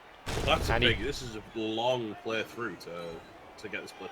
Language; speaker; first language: English; native; English